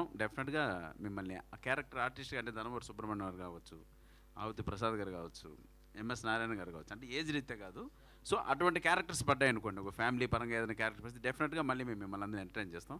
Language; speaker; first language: Telugu; native; Telugu